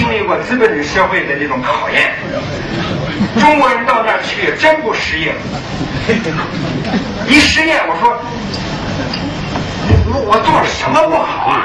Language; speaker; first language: Chinese; early bilingual, other home language; English